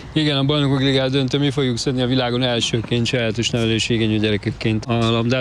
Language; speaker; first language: Hungarian; native; Hungarian